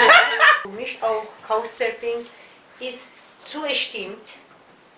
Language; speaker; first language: German; non-native, learner; Persian